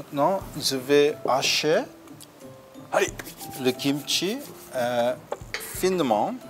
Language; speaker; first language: French; non-native, fluent; Korean